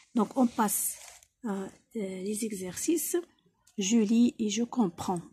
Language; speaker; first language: French; non-native, local second language; Arabic